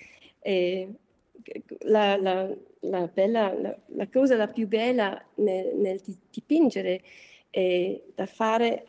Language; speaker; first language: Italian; non-native, learner; German